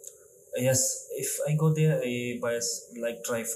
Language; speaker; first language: English; non-native, learner; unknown